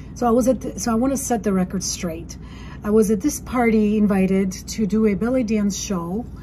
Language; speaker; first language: English; non-native, fluent; Albanian